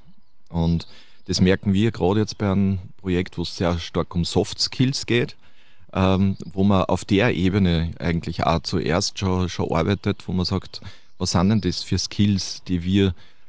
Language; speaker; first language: German; native; German